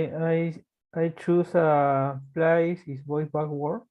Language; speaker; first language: English; non-native, learner; Spanish